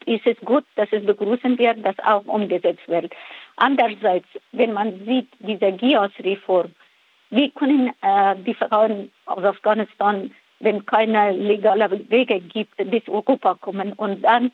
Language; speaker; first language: German; non-native, fluent; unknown